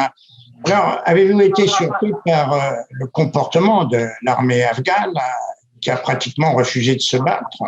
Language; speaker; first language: French; native; French